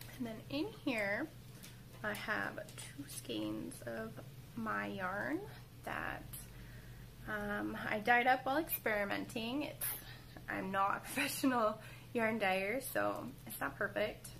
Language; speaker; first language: English; native; English